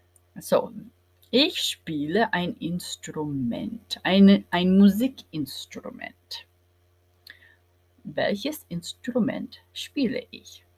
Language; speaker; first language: German; non-native, fluent; English